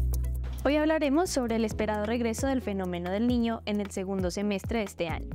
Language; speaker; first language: Spanish; native; Spanish